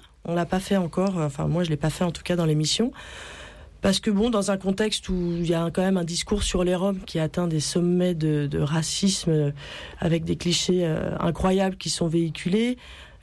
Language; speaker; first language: French; native; French